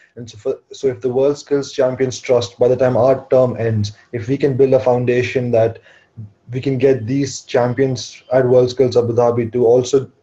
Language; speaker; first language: English; non-native, local second language; Hindi